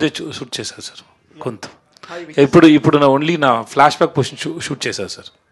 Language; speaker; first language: Telugu; non-native, learner; Tamil